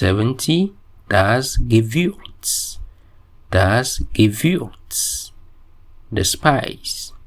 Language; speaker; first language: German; non-native, fluent; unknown